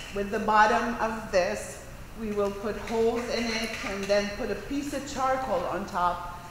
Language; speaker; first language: English; non-native, fluent; Arabic